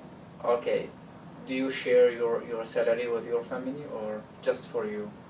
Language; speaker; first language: English; non-native, learner; Arabic